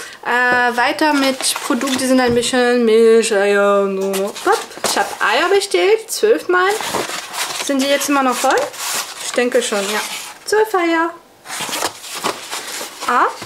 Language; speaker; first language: German; non-native, fluent; French